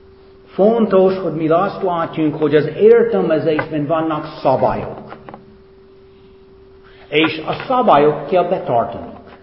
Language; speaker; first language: Hungarian; non-native, fluent; English